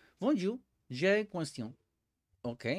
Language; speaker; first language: French; non-native, learner; Spanish